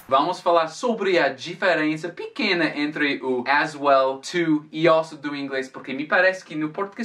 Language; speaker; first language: Portuguese; non-native, fluent; English